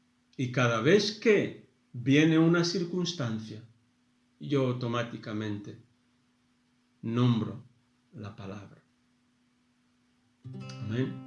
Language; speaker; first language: Spanish; non-native, fluent; Portuguese